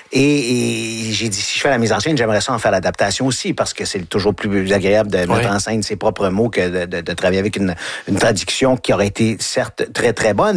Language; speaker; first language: French; native; French